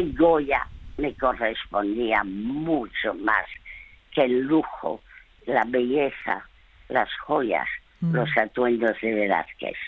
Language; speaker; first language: Spanish; early bilingual, other home language; French